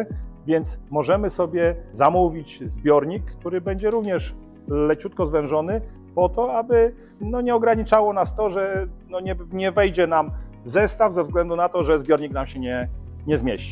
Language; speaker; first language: Polish; native; Polish